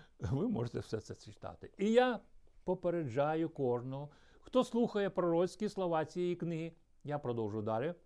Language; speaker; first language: Ukrainian; early bilingual, other home language; Russian